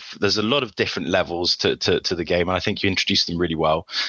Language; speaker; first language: English; early bilingual, other home language; French